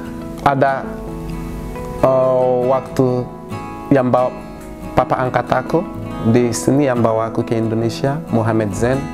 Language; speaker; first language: Indonesian; non-native, fluent; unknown